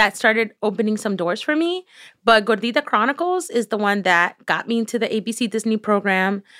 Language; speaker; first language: English; early bilingual, other home language; Spanish